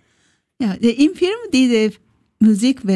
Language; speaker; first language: German; non-native, learner; Japanese